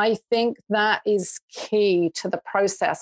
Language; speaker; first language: English; native; English